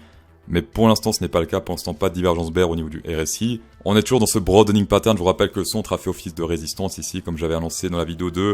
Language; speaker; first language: French; native; French